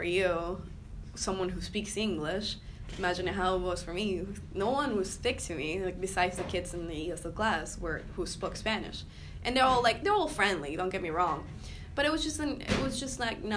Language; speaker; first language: English; non-native, fluent; Spanish